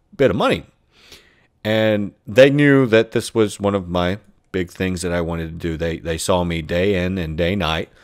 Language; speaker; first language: English; native; English